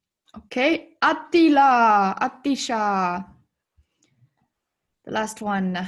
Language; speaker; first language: English; non-native, fluent; Tibetan